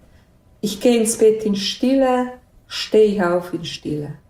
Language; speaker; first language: German; non-native, fluent; Bosnian